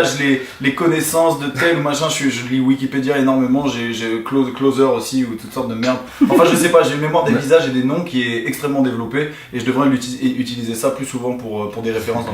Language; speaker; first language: French; native; French